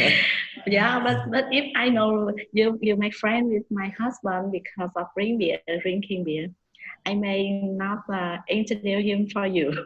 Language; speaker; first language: English; non-native, fluent; Vietnamese